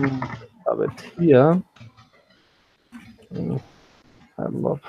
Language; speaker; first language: English; non-native, learner; Spanish